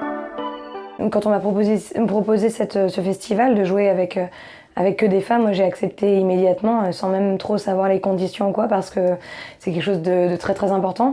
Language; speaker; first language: French; native; French